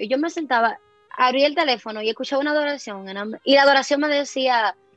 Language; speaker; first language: Spanish; early bilingual, heritage; Spanish